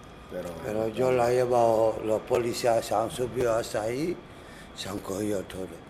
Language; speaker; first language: Spanish; non-native, learner; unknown